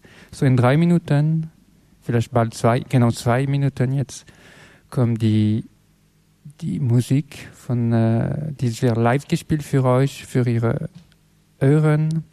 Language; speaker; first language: German; non-native, learner; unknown